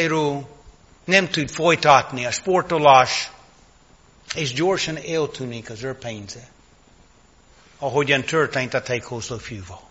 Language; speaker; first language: Hungarian; non-native, fluent; English